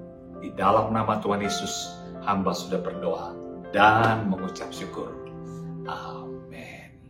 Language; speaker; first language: Indonesian; native; Indonesian